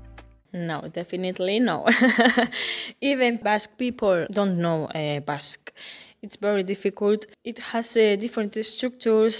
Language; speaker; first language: English; non-native, fluent; Basque